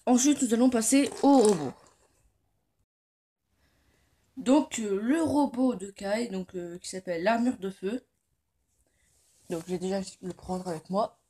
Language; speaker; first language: French; native; French